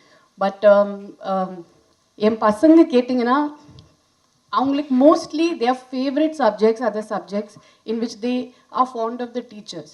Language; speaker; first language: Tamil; non-native, fluent; Hindi